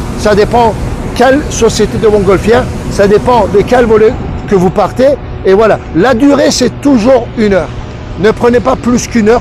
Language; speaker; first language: French; non-native, fluent; Turkish